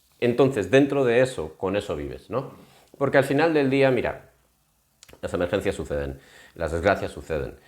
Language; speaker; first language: Spanish; native; Spanish